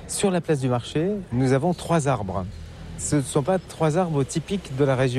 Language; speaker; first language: French; native; French